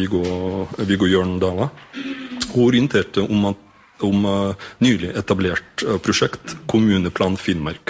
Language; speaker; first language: Norwegian; non-native, fluent; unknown